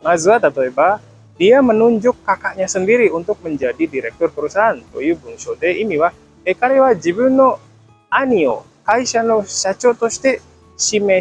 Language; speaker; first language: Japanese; non-native, fluent; Indonesian